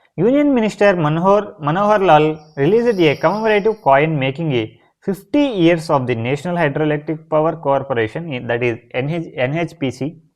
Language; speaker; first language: English; non-native, local second language; Telugu